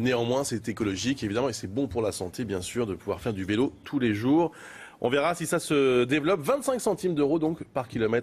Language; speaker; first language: French; native; French